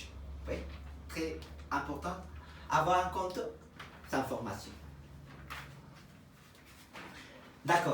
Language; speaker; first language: French; non-native, fluent; Spanish